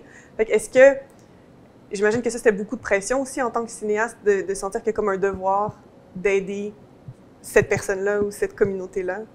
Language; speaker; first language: French; native; French